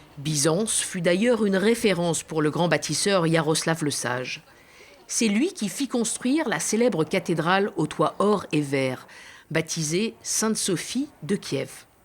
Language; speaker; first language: French; native; French